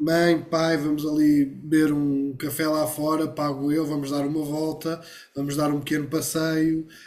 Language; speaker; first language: Portuguese; native; Portuguese